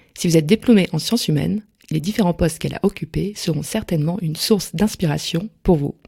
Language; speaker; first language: French; native; French